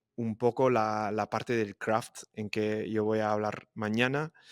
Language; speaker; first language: Spanish; non-native, fluent; English